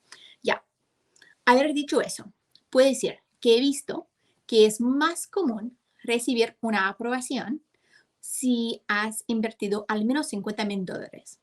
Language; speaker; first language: Spanish; non-native, fluent; English